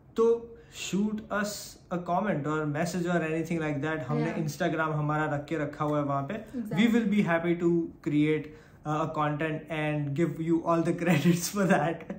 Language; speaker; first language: Hindi; non-native, local second language; Gujarati